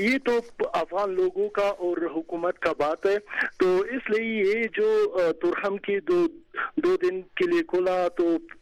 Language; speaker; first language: Hindi; non-native, learner; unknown